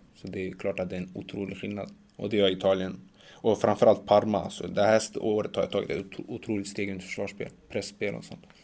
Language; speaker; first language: Swedish; early bilingual, other home language; Macedonian